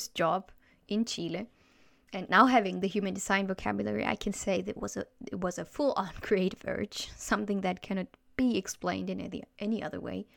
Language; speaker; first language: English; non-native, fluent; German